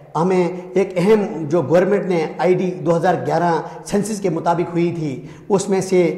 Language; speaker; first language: Hindi; native; Hindi